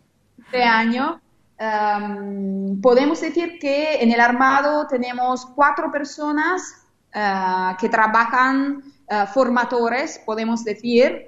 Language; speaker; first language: Spanish; non-native, fluent; Italian